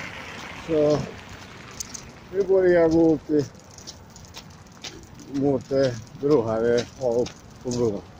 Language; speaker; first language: Swedish; non-native, learner; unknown